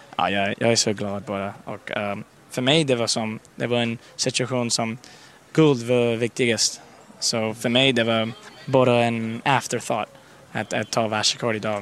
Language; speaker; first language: Swedish; early bilingual, heritage; English